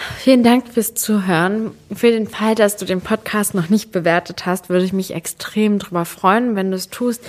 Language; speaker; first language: German; early bilingual, other home language; Serbian